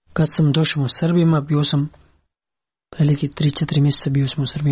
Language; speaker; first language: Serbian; non-native, learner; Pashto